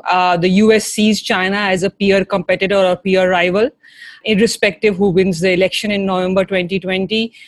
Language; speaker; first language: English; non-native, local second language; Hindi